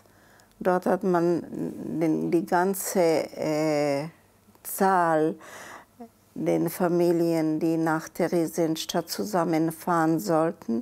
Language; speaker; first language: German; non-native, fluent; Czech